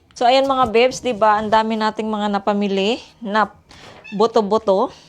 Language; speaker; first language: Filipino; native; Filipino